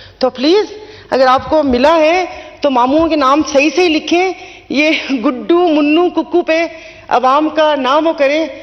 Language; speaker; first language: Urdu; non-native, local second language; Sindhi